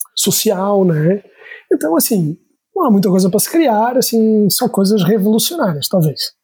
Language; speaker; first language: Portuguese; native; Portuguese